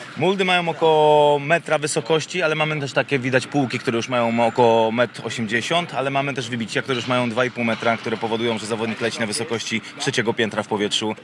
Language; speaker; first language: Polish; native; Polish